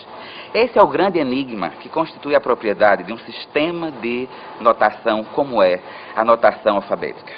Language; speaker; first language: Portuguese; native; Portuguese